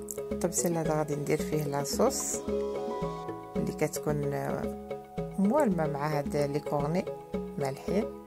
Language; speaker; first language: Arabic; native; Arabic